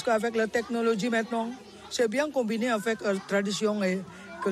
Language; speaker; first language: French; non-native, learner; Indonesian